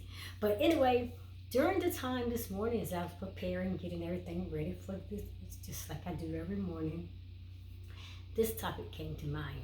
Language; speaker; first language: English; native; English